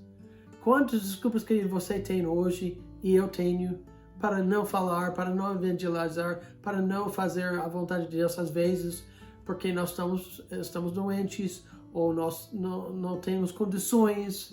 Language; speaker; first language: Portuguese; non-native, fluent; English